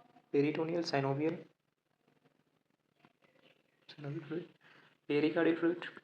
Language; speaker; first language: Hindi; native; Hindi